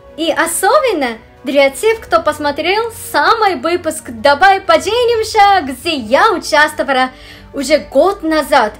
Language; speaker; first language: Russian; non-native, fluent; Japanese